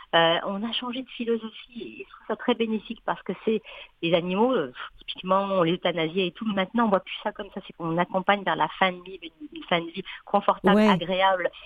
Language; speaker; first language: French; native; French